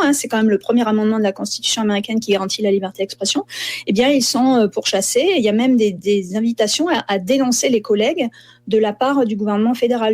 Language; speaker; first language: French; native; French